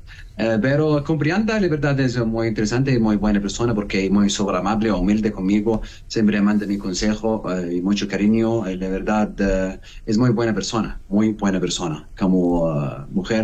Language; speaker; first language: Spanish; non-native, learner; Arabic